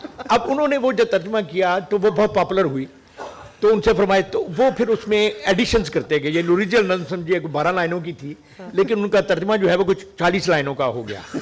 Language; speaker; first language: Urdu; non-native, local second language; Punjabi